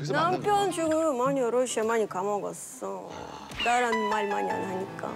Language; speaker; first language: Korean; non-native, learner; Russian